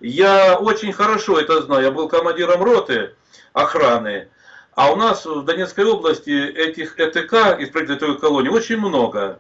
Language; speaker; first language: Russian; native; Russian